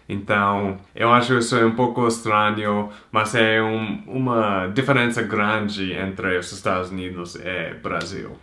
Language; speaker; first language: Portuguese; non-native, fluent; English